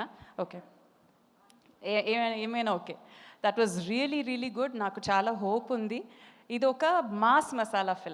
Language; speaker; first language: Telugu; non-native, fluent; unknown